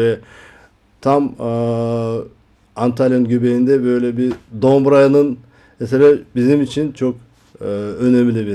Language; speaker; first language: Turkish; non-native, learner; Kazakh